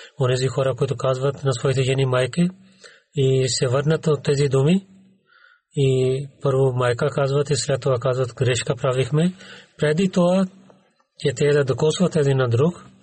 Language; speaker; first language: Bulgarian; non-native, learner; Urdu